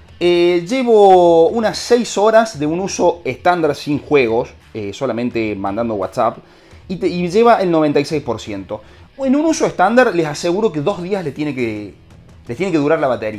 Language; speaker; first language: Spanish; native; Spanish